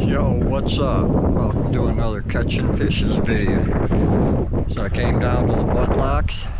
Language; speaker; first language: English; native; English